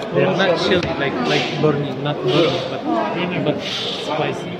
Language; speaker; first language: English; non-native, fluent; Turkish